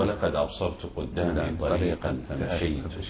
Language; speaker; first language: Arabic; native; Arabic